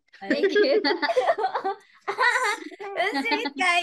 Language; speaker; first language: English; non-native, learner; Cebuano